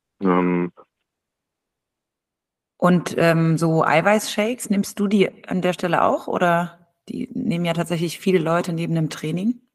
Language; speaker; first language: German; native; German